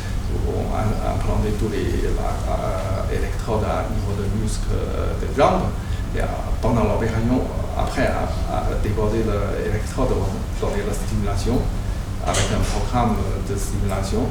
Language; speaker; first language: French; non-native, learner; Chinese